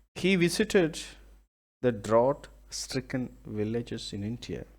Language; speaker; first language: English; non-native, local second language; Malayalam